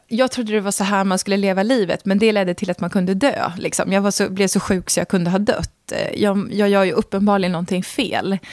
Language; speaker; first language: Swedish; native; Swedish